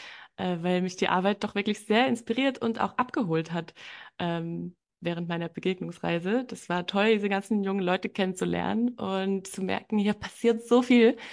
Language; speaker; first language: German; native; German